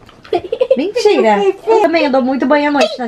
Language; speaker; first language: Portuguese; native; Portuguese